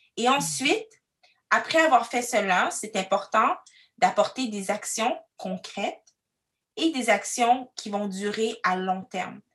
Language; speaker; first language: French; early bilingual, other home language; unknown